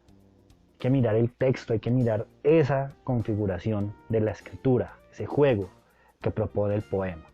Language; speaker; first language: Spanish; native; Spanish